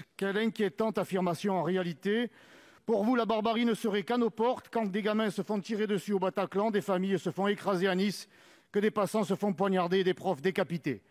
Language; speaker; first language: French; native; French